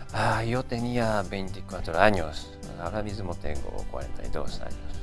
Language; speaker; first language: Spanish; non-native, fluent; Japanese